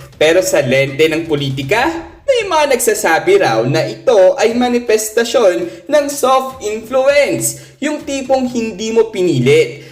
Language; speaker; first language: Filipino; native; Filipino